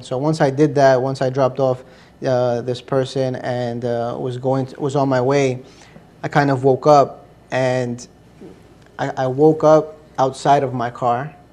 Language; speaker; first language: English; early bilingual, other home language; Spanish